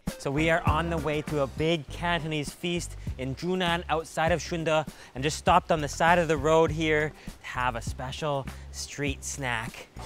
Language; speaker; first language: English; native; English